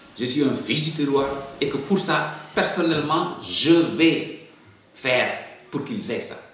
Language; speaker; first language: French; non-native, local second language; Wolof